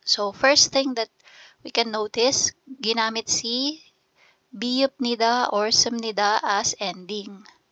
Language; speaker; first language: English; non-native, local second language; Filipino